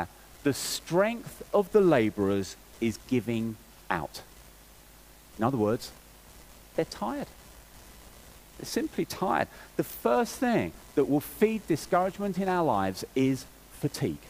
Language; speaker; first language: English; native; English